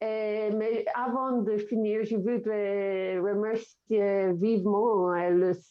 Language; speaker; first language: French; non-native, fluent; English